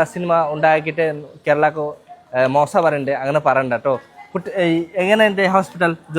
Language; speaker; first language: Malayalam; non-native, local second language; Hindi